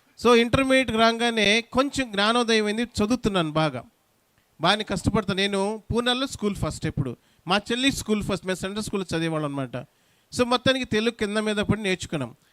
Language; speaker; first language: Telugu; non-native, local second language; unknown